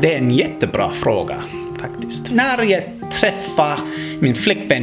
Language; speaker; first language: Swedish; non-native, learner; English